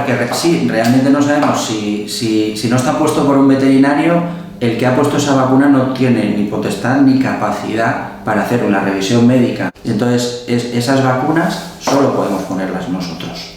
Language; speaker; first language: Spanish; native; Spanish